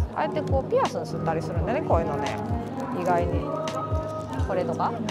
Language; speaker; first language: Japanese; native; Japanese